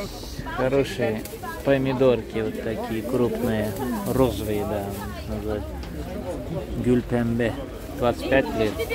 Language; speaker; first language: Russian; non-native, fluent; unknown